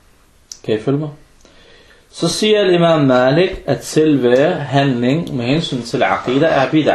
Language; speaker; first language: Danish; early bilingual, other home language; Arabic